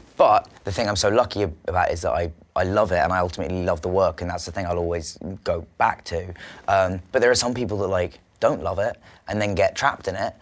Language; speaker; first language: English; native; English